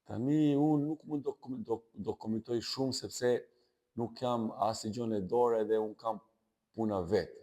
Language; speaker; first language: Albanian; non-native, learner; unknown